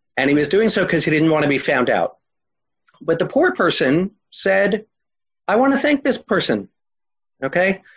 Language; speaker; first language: English; native; English